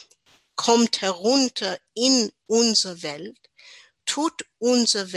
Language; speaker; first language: German; non-native, learner; English